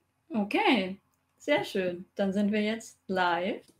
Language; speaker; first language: German; native; German